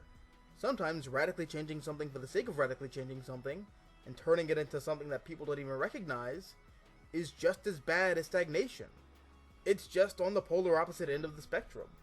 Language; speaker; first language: English; native; English